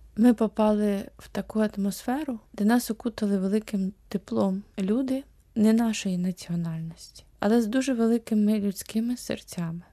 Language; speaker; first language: Ukrainian; native; Ukrainian